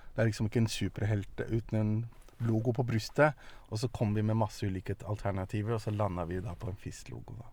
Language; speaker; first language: Norwegian; early bilingual, other home language; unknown